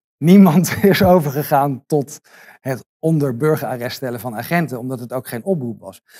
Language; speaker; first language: Dutch; native; Dutch